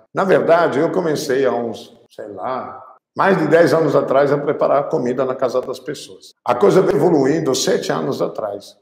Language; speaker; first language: Portuguese; non-native, fluent; Italian